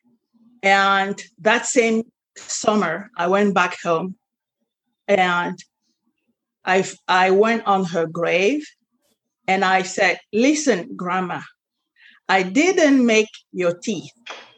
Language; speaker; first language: English; non-native, local second language; French